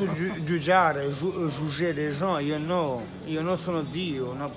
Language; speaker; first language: Italian; non-native, learner; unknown